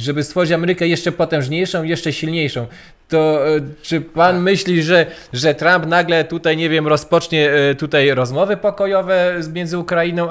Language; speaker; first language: Polish; native; Polish